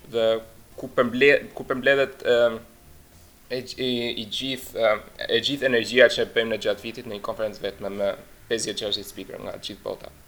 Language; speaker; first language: Albanian; early bilingual, heritage; Albanian